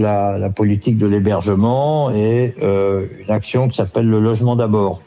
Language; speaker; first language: French; native; French